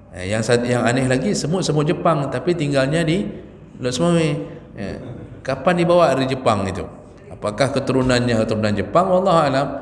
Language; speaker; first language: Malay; native; Malay